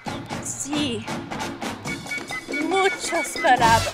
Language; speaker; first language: Spanish; non-native, learner; English